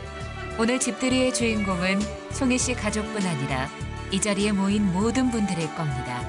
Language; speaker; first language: Korean; native; Korean